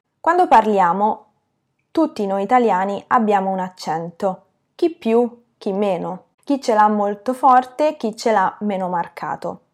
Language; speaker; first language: Italian; native; Italian